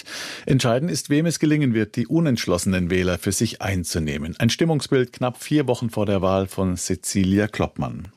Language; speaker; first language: German; native; German